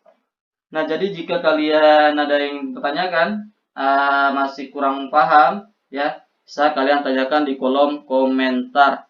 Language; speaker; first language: Indonesian; native; Indonesian